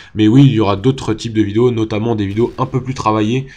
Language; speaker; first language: French; native; French